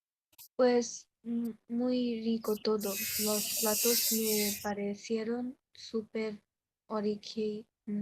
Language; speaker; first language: Spanish; non-native, learner; Bangla